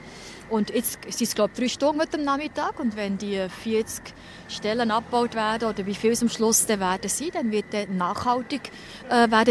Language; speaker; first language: German; native; German